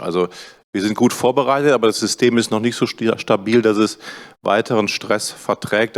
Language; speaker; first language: German; native; German